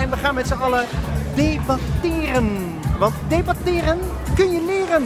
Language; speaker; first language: Dutch; native; Dutch